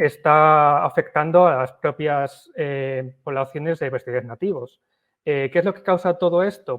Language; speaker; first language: Spanish; native; Spanish